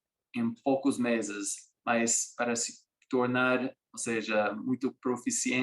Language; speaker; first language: Portuguese; non-native, fluent; English